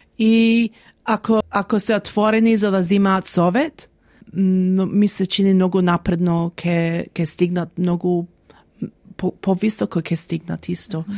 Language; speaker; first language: Macedonian; early bilingual, heritage; Macedonian